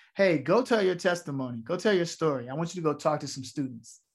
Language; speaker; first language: English; native; English